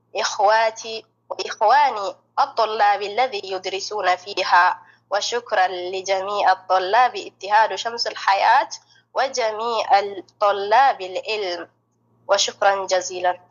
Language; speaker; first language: Arabic; non-native, fluent; Oromo